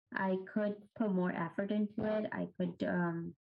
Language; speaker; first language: English; non-native, local second language; Urdu